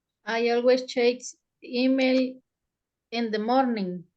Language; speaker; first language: English; non-native, learner; Spanish